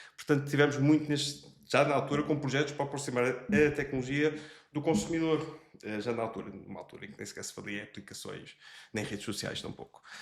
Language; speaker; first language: Portuguese; native; Portuguese